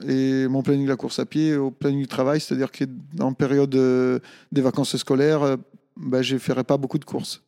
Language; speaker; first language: French; non-native, fluent; Italian